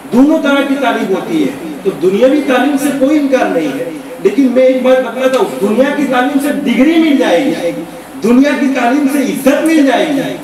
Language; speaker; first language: Hindi; non-native, local second language; Gujarati